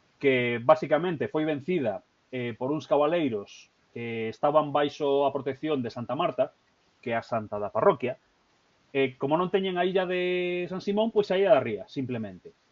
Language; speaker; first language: Galician; native; Galician